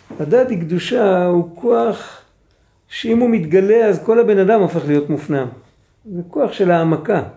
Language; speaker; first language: Hebrew; non-native, fluent; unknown